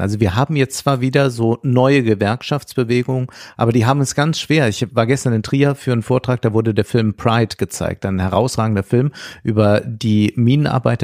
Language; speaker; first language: German; native; German